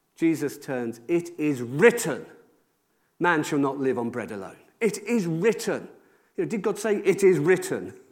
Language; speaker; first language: English; native; English